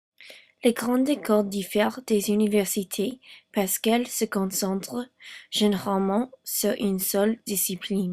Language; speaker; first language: French; non-native, learner; English